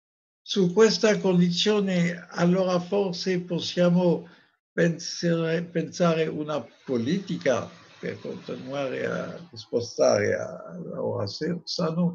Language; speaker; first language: Italian; non-native, fluent; French